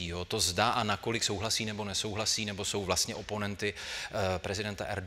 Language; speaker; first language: Czech; native; Czech